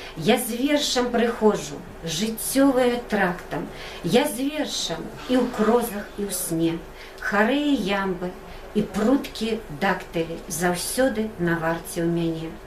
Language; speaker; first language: Belarusian; native; Belarusian